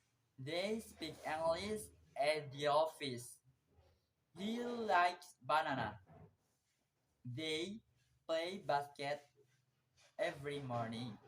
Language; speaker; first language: English; non-native, learner; Indonesian